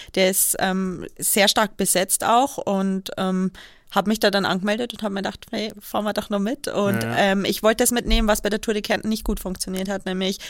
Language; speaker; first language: German; native; German